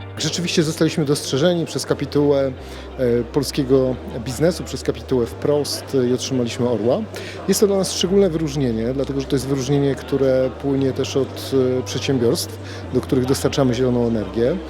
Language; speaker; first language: Polish; native; Polish